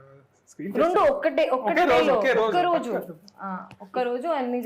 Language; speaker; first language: Telugu; non-native, learner; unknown